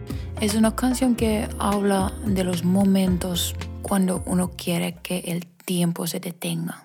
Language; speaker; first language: Spanish; non-native, fluent; Finnish